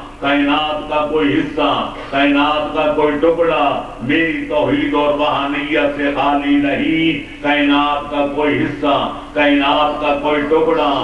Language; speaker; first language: Urdu; non-native, local second language; Punjabi